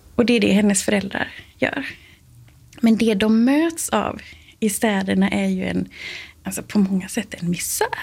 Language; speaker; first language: Swedish; native; Swedish